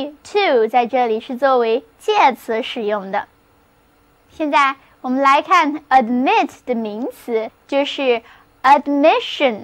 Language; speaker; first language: Chinese; native; Chinese